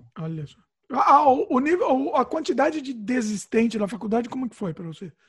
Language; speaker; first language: Portuguese; native; Portuguese